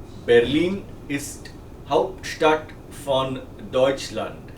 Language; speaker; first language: German; non-native, fluent; Marathi